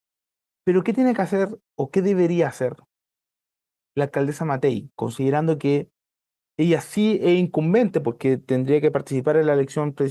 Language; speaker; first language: Spanish; native; Spanish